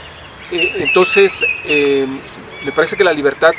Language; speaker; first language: Spanish; native; Spanish